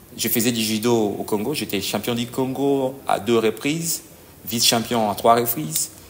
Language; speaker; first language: French; non-native, local second language; Lingala